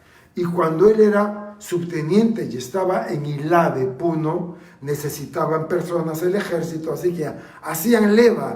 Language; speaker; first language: Spanish; native; Spanish